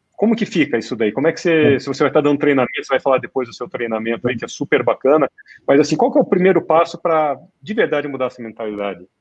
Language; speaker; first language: Portuguese; native; Portuguese